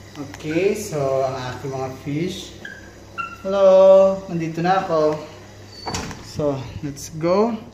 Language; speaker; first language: Filipino; native; Filipino